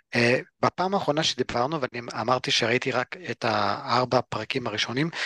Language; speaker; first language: Hebrew; early bilingual, other home language; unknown